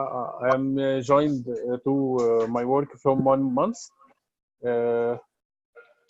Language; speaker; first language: English; non-native, learner; Arabic